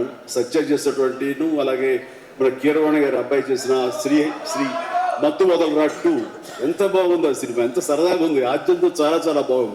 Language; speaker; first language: Telugu; native; Telugu